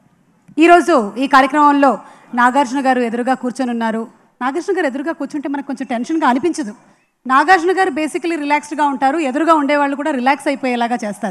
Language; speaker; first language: Telugu; native; Telugu